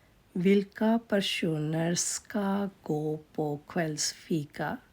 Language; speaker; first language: Swedish; non-native, fluent; Urdu